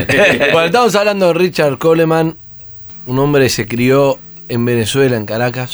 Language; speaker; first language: Spanish; native; Spanish